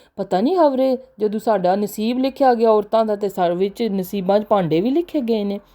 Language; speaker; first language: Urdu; non-native, local second language; Punjabi